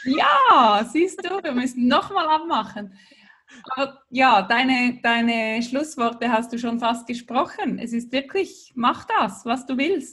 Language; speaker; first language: German; native; German